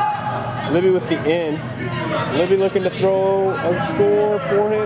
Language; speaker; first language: English; native; English